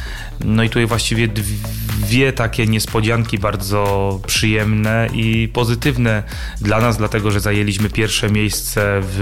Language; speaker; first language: Polish; native; Polish